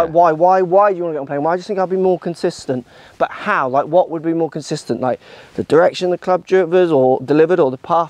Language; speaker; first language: English; native; English